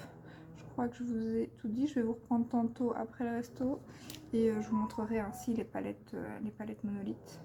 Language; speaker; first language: French; native; French